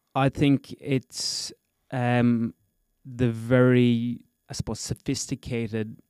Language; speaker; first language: English; native; English